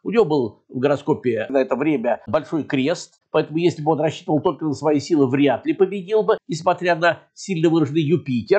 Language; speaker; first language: Russian; native; Russian